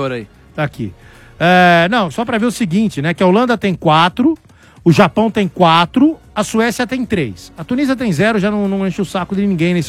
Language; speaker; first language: Portuguese; native; Portuguese